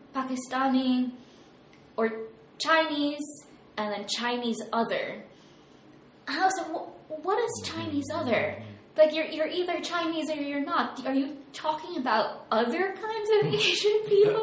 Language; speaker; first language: English; native; English